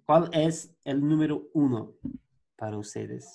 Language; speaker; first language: Spanish; non-native, learner; Portuguese